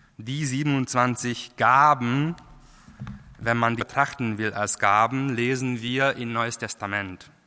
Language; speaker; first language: German; non-native, fluent; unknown